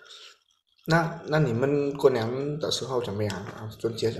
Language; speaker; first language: Chinese; non-native, learner; Vietnamese